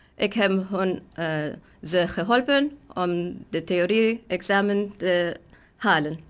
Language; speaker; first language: Dutch; non-native, learner; Arabic